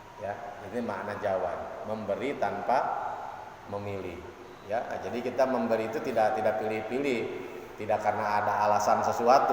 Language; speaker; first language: Indonesian; non-native, local second language; Sundanese